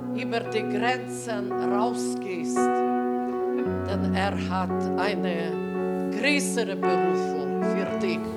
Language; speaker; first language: German; non-native, fluent; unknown